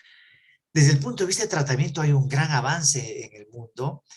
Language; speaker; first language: Spanish; native; Spanish